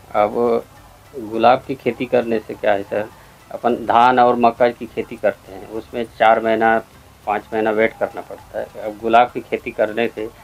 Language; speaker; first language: Hindi; native; Hindi